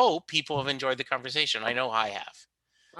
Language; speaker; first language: English; native; English